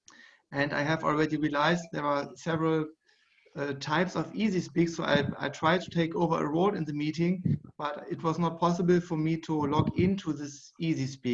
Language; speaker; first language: English; non-native, fluent; German